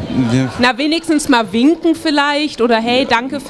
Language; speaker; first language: German; native; German